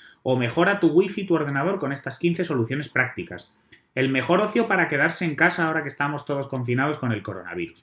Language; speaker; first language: Spanish; native; Spanish